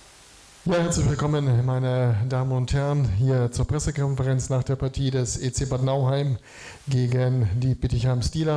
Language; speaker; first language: German; native; German